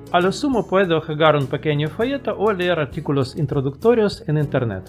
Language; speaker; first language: Spanish; non-native, fluent; Russian